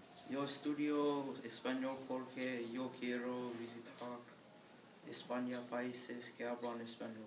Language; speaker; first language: Spanish; non-native, learner; English